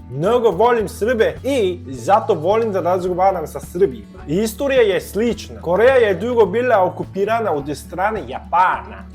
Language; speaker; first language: Serbian; non-native, fluent; Korean